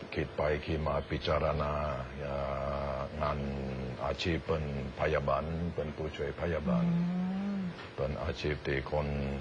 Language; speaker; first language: Thai; non-native, learner; Indonesian